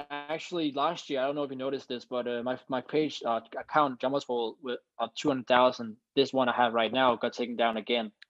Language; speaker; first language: English; non-native, fluent; Danish